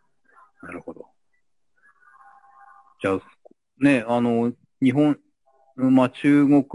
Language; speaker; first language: Japanese; native; Japanese